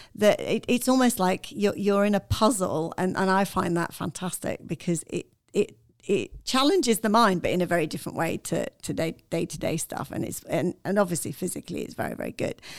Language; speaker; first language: English; non-native, fluent; Arabic